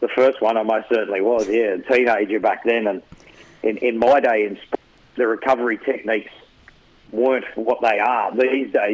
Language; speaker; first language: English; native; English